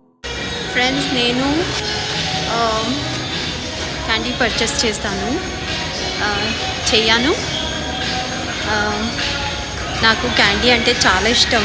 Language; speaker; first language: Telugu; non-native, learner; Kannada